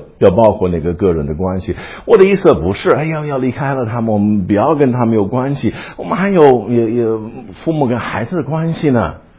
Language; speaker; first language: Chinese; non-native, fluent; English